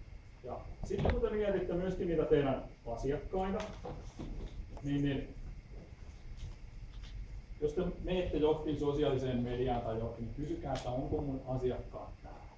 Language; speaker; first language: Finnish; native; Finnish